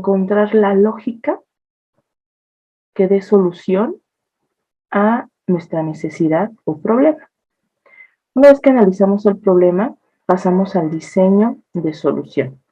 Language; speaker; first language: Spanish; native; Spanish